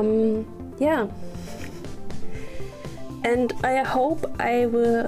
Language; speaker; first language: English; non-native, learner; German